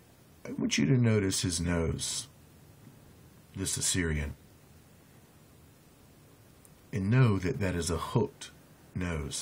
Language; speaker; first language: English; native; English